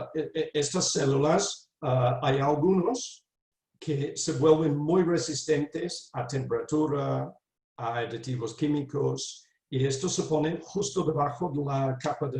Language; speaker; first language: Spanish; non-native, fluent; English